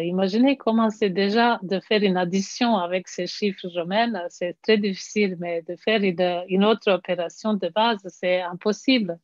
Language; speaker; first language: French; non-native, fluent; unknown